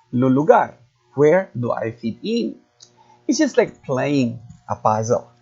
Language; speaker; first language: English; non-native, local second language; Filipino